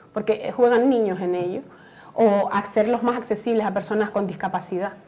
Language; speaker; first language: Spanish; native; Spanish